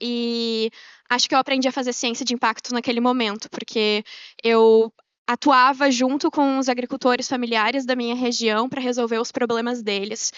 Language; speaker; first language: Portuguese; native; Portuguese